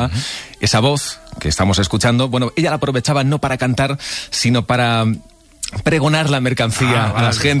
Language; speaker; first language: Spanish; native; Spanish